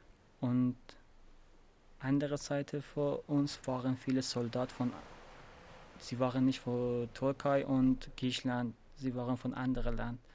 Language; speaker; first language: German; non-native, learner; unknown